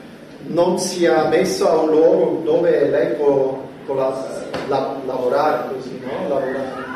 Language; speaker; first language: Italian; non-native, fluent; German